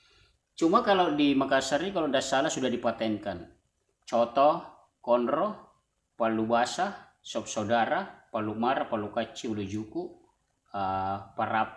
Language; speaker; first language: Indonesian; non-native, local second language; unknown